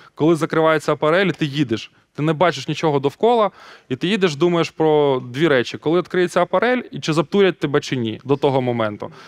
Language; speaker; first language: Ukrainian; non-native, local second language; Russian